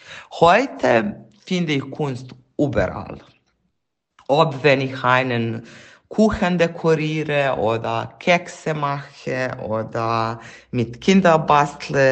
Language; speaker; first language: German; non-native, fluent; Serbian